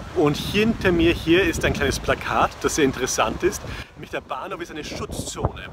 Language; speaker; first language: German; non-native, fluent; English